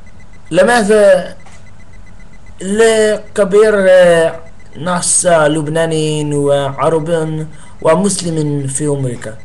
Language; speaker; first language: Arabic; non-native, learner; English